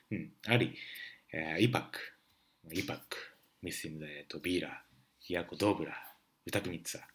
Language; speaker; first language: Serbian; non-native, learner; Japanese